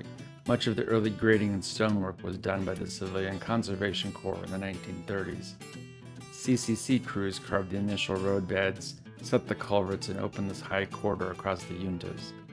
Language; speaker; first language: English; native; English